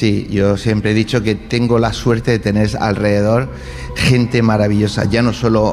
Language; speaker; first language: Spanish; native; Spanish